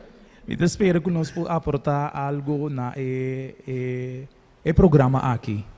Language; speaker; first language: Portuguese; non-native, learner; Papiamento